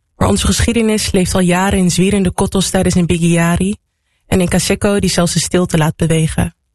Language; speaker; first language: Dutch; native; Dutch